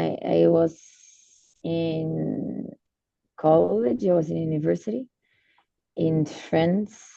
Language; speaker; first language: English; non-native, learner; Portuguese